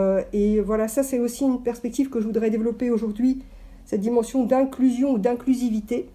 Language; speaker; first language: French; native; French